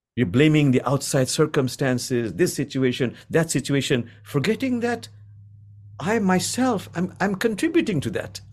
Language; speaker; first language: English; non-native, local second language; Bangla